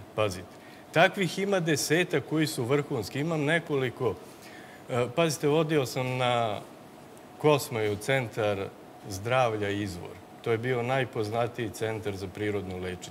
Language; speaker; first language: Serbian; native; Serbian